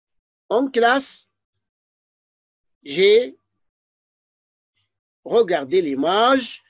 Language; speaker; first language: French; non-native, fluent; Arabic